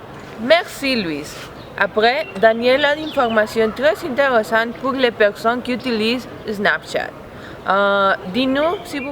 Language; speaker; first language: French; non-native, learner; Spanish